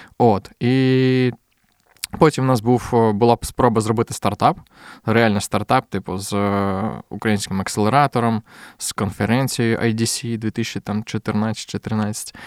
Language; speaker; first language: Ukrainian; non-native, local second language; Russian